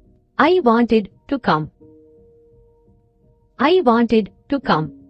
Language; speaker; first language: English; non-native, fluent; Urdu